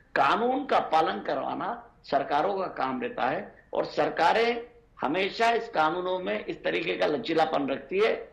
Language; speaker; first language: Hindi; native; Hindi